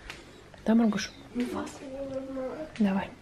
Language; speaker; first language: Russian; native; Russian